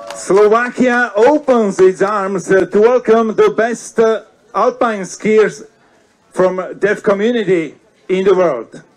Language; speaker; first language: English; non-native, fluent; Slovak